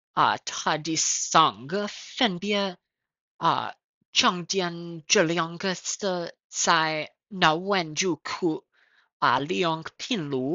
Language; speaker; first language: Chinese; non-native, learner; English